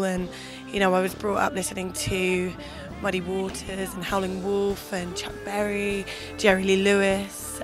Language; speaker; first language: English; native; English